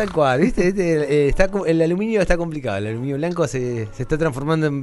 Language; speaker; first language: Spanish; native; Spanish